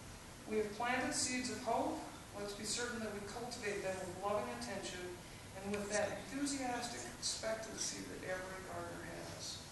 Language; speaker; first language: English; native; English